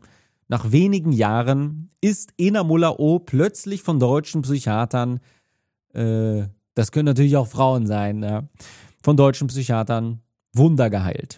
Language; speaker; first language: German; native; German